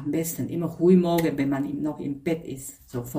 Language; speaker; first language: German; non-native, fluent; Chinese